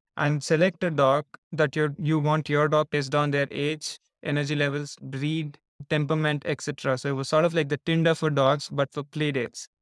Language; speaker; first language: English; non-native, local second language; Telugu